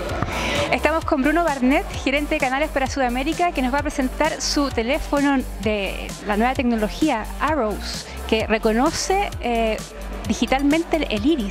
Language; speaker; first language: Spanish; native; Spanish